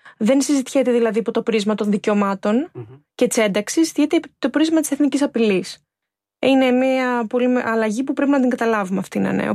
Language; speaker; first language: Greek; early bilingual, other home language; Albanian